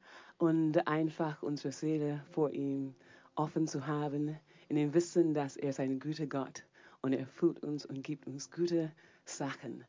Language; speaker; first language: German; non-native, fluent; English